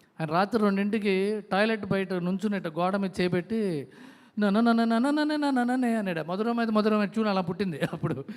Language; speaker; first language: Telugu; native; Telugu